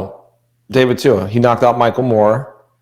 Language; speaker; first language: English; native; English